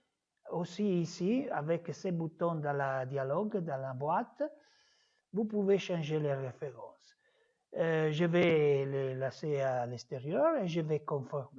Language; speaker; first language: French; non-native, fluent; Italian